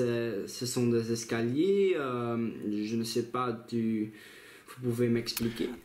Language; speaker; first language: French; non-native, local second language; Dutch